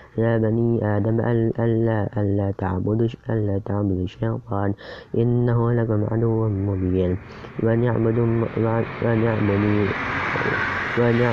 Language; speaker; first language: Arabic; non-native, learner; Indonesian